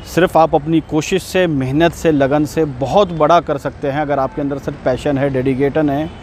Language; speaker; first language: Hindi; native; Hindi